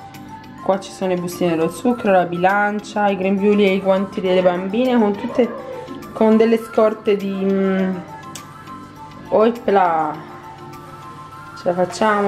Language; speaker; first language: Italian; native; Italian